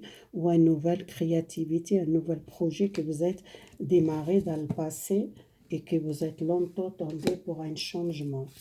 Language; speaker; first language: French; non-native, fluent; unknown